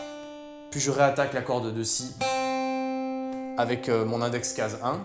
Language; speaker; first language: French; native; French